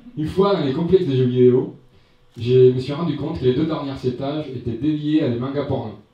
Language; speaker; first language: French; non-native, fluent; Spanish